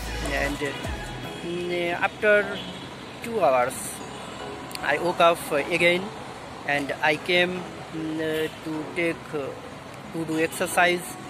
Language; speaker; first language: English; non-native, learner; Bangla